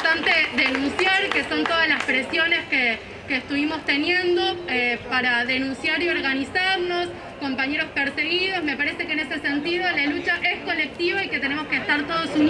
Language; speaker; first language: Spanish; native; Spanish